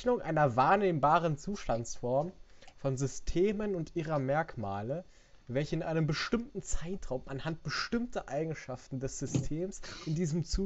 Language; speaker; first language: German; native; German